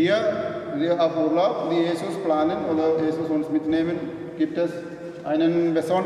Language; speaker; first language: German; non-native, learner; Malayalam